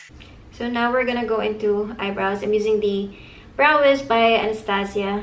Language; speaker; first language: English; non-native, local second language; Filipino